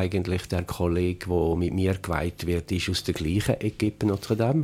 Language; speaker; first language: German; native; German